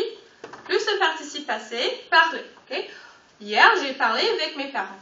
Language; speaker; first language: French; non-native, fluent; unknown